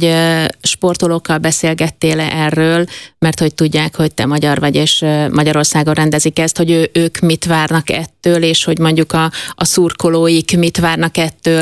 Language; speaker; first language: Hungarian; native; Hungarian